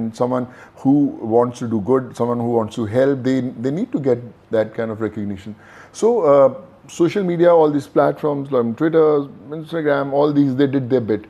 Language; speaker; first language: English; non-native, local second language; Punjabi